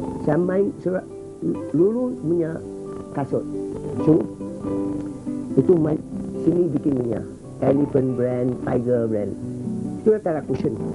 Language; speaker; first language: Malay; non-native, local second language; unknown